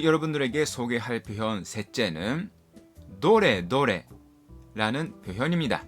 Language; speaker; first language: Korean; non-native, fluent; Japanese